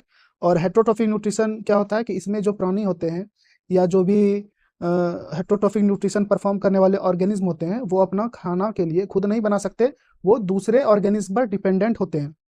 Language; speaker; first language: Hindi; native; Hindi